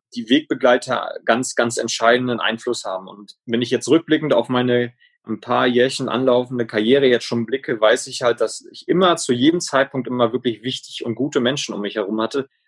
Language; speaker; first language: German; native; German